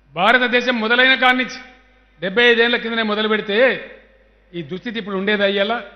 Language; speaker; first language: Telugu; native; Telugu